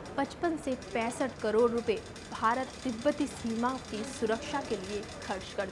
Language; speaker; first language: Hindi; native; Hindi